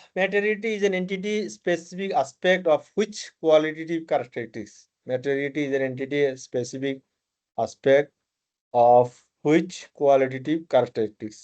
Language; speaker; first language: English; non-native, local second language; Bangla